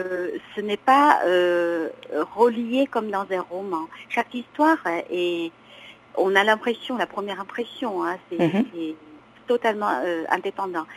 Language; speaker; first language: French; non-native, fluent; Chinese